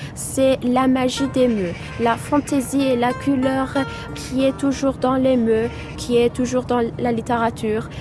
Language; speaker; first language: French; non-native, fluent; Persian